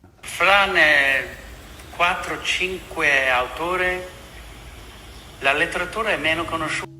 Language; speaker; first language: Italian; non-native, fluent; English